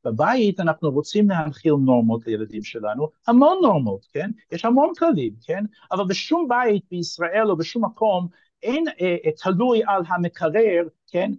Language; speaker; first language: Hebrew; non-native, fluent; English